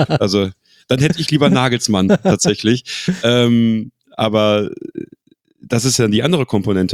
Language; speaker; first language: German; native; German